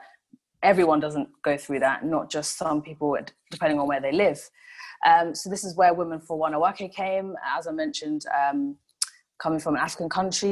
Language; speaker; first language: English; non-native, local second language; Swahili